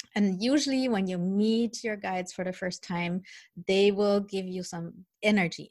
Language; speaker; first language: English; early bilingual, other home language; German